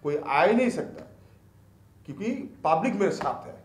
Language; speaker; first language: Hindi; non-native, local second language; Bangla